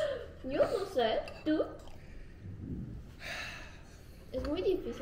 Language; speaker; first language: Spanish; non-native, fluent; Korean